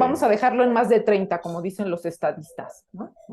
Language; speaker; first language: Spanish; native; Spanish